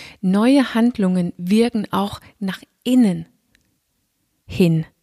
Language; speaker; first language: German; non-native, fluent; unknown